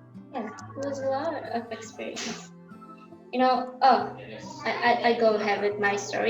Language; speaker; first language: English; non-native, learner; Indonesian